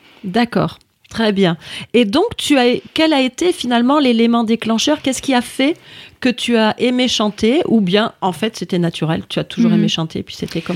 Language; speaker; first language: French; native; French